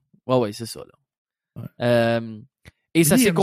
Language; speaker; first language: French; native; French